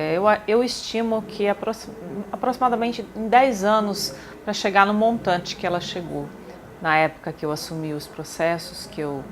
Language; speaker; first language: Portuguese; native; Portuguese